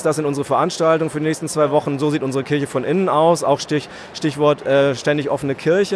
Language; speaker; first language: German; native; German